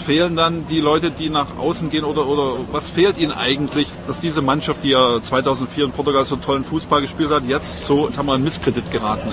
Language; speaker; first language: German; native; German